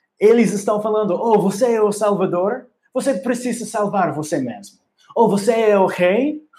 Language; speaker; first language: Portuguese; non-native, learner; English